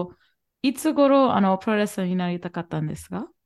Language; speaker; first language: Japanese; non-native, fluent; English